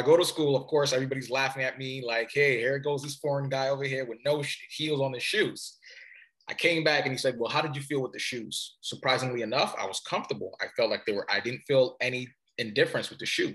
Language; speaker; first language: English; early bilingual, other home language; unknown